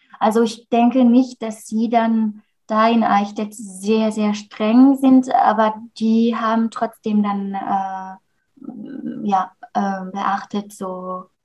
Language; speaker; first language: German; non-native, fluent; French